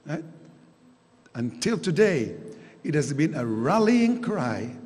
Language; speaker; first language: English; non-native, local second language; Filipino